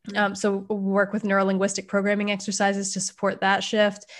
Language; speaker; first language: English; native; English